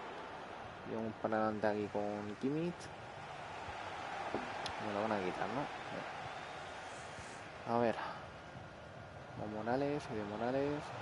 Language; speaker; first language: Spanish; native; Spanish